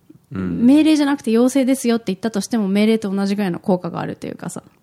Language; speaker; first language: Japanese; native; Japanese